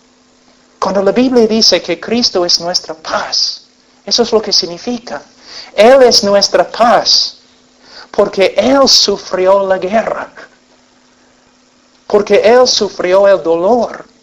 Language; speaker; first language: Spanish; non-native, fluent; English